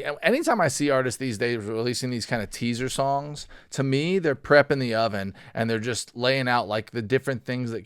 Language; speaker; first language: English; native; English